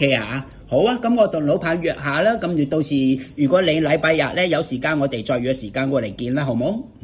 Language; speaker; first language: Cantonese; native; Cantonese